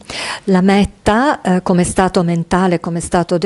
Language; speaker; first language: Italian; native; Italian